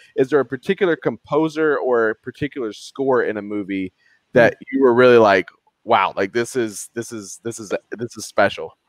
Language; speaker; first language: English; native; English